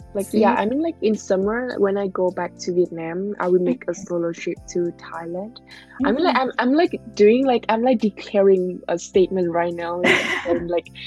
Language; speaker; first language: English; non-native, fluent; Vietnamese